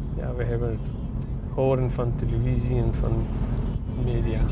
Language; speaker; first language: Dutch; non-native, learner; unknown